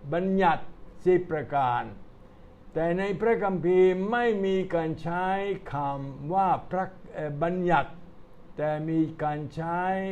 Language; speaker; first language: Thai; non-native, fluent; Italian